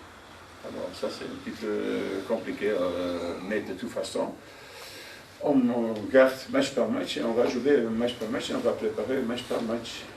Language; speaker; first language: French; non-native, fluent; Dutch